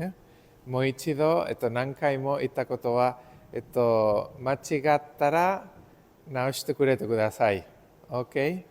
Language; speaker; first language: Japanese; non-native, learner; Spanish